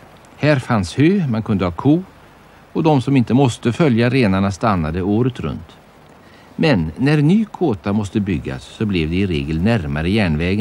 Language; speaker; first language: Swedish; native; Swedish